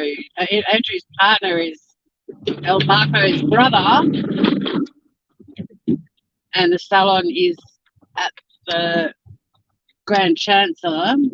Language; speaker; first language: English; native; English